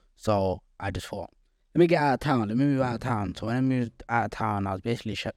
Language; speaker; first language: English; early bilingual, other home language; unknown